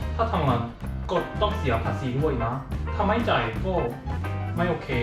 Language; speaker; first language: Thai; non-native, learner; Korean